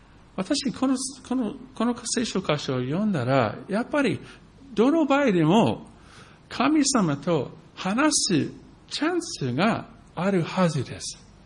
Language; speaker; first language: Japanese; non-native, fluent; English